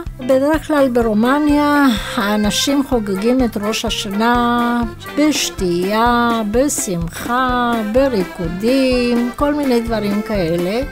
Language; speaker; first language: Hebrew; non-native, fluent; Romanian